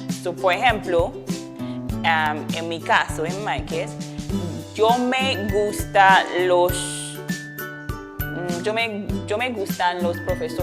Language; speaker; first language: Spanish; non-native, fluent; English